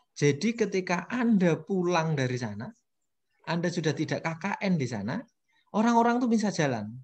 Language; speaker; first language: Indonesian; non-native, local second language; Javanese